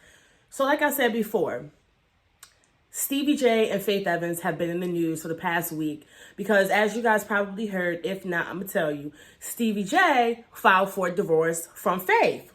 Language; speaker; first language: English; native; English